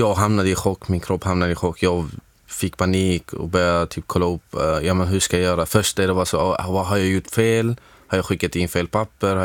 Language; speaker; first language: Swedish; non-native, fluent; Arabic